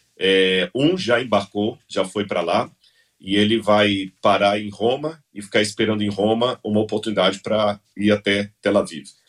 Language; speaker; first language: Portuguese; native; Portuguese